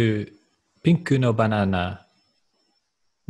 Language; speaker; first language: Japanese; non-native, learner; English